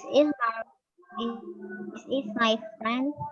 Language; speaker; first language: English; non-native, learner; Indonesian